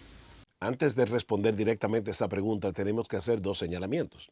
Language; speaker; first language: Spanish; native; Spanish